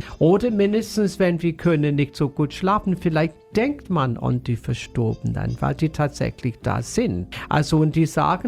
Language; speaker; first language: German; non-native, fluent; English